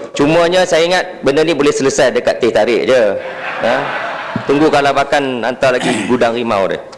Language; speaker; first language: Malay; native; Malay